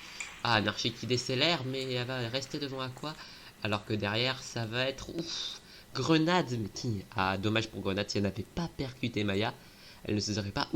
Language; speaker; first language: French; native; French